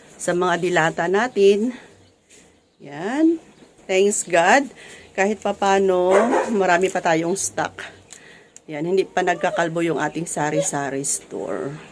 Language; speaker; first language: Filipino; non-native, local second language; Cebuano